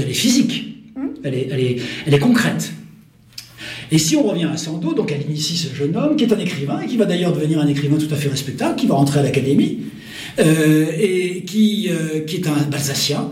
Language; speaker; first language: French; native; French